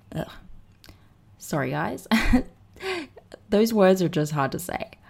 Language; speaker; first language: English; native; English